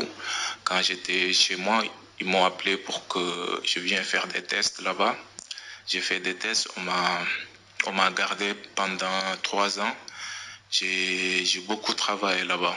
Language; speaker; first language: French; non-native, local second language; Wolof